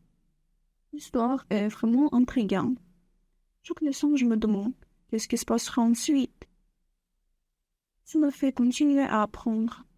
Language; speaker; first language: French; non-native, learner; Russian